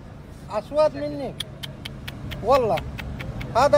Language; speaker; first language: Arabic; non-native, learner; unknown